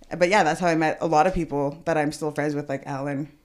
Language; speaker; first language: English; native; English